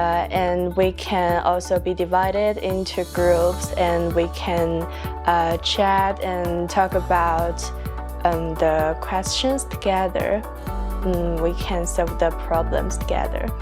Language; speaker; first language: English; non-native, fluent; Chinese